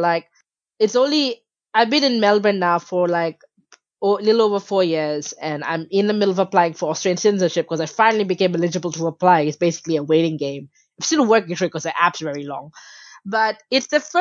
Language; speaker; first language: English; non-native, local second language; Bangla